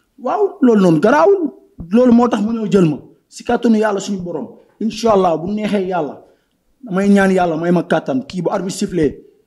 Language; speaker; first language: Wolof; non-native, local second language; Bambara